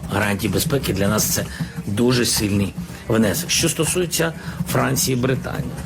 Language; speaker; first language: Ukrainian; non-native, local second language; Russian